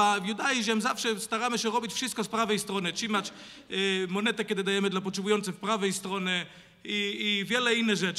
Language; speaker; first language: Polish; non-native, fluent; Hebrew